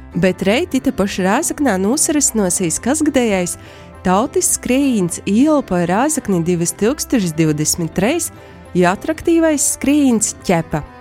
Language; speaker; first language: Latvian; native; Latvian